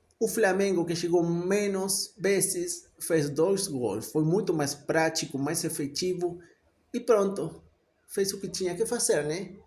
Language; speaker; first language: Portuguese; non-native, fluent; Spanish